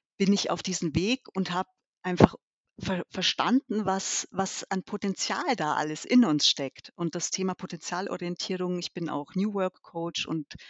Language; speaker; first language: German; early bilingual, other home language; Albanian